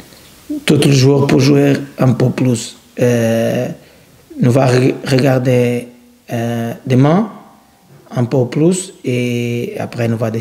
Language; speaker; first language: French; non-native, learner; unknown